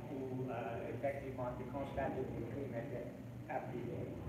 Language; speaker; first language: French; non-native, fluent; English